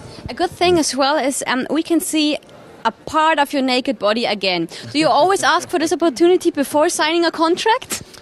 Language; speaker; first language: English; non-native, fluent; German